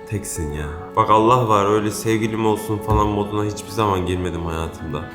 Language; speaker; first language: Turkish; native; Turkish